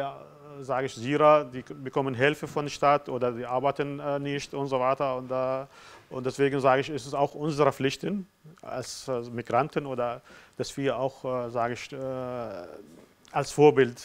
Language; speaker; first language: German; non-native, fluent; Arabic